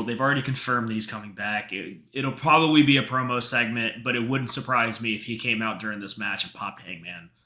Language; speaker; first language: English; native; English